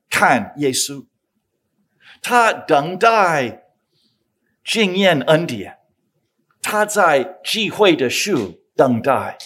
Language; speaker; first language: Chinese; non-native, fluent; English